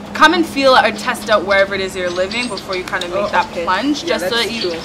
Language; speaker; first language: English; native; English